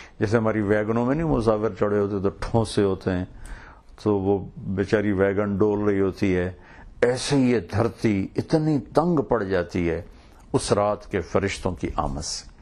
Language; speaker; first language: Urdu; non-native, local second language; Punjabi